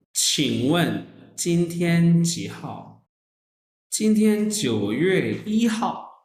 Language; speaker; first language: Chinese; non-native, fluent; Urdu